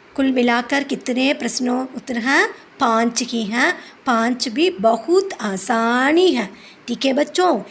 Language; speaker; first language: Hindi; non-native, local second language; Tamil